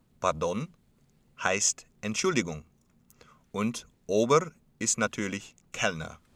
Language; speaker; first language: German; native; German